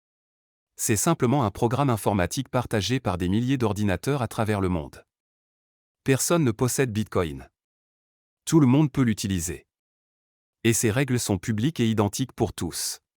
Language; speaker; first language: French; native; French